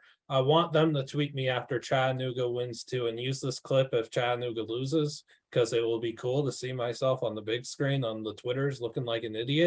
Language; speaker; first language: English; native; English